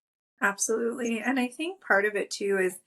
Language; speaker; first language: English; native; English